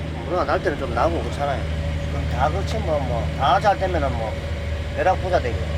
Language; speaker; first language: Korean; native; Korean